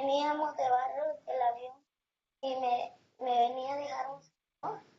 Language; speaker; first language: Spanish; native; Spanish